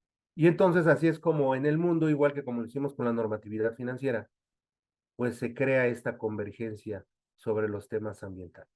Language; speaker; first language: Spanish; native; Spanish